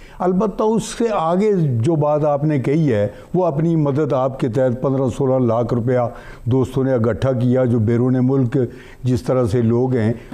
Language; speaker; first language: Urdu; non-native, local second language; Punjabi